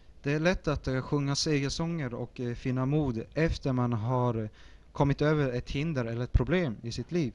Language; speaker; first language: Swedish; early bilingual, other home language; Spanish